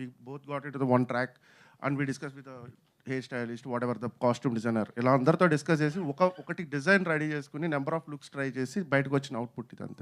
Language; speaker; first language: Telugu; native; Telugu